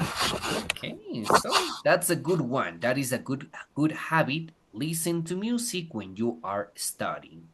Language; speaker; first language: English; non-native, fluent; Spanish